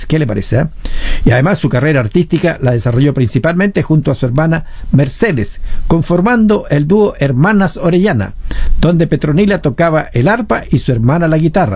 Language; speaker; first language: Spanish; native; Spanish